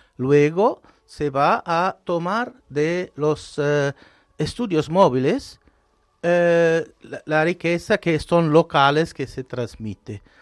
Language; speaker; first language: Spanish; non-native, fluent; Arabic